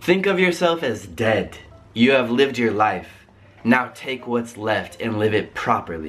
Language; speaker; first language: English; native; English